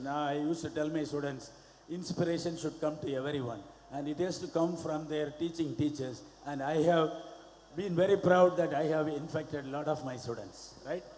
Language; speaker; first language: Tamil; native; Tamil